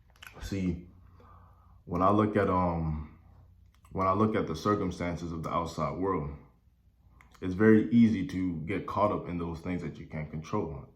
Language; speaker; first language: English; native; English